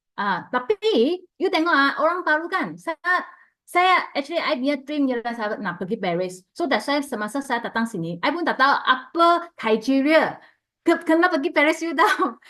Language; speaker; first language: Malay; non-native, local second language; Chinese